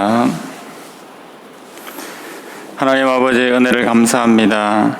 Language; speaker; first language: Korean; native; Korean